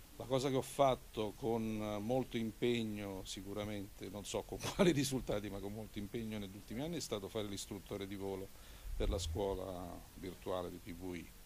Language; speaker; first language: Italian; native; Italian